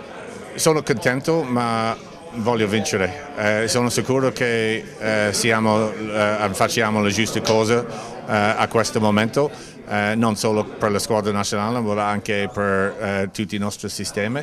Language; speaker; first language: Italian; non-native, learner; English